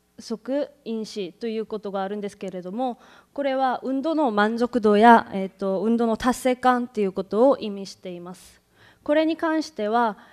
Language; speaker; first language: Japanese; non-native, fluent; Korean